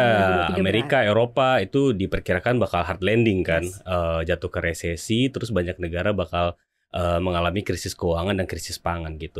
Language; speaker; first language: Indonesian; native; Indonesian